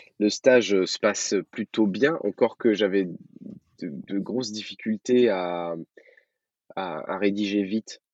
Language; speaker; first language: French; early bilingual, other home language; Arabic